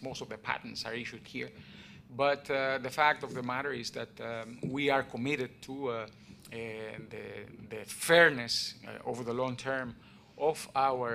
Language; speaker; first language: English; non-native, fluent; Spanish